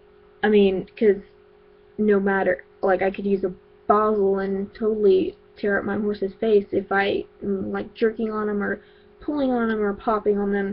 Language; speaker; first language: English; native; English